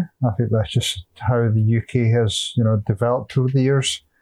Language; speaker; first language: English; native; English